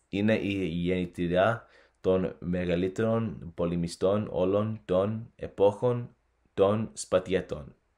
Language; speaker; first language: Greek; early bilingual, heritage; English